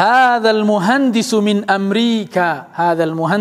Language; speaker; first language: Arabic; non-native, fluent; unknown